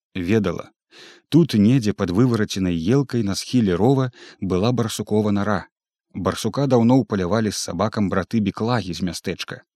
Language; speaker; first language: Belarusian; native; Belarusian